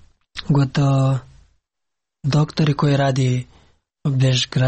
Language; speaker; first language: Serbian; non-native, learner; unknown